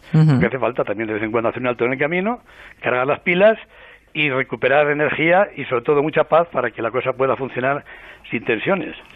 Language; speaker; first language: Spanish; native; Spanish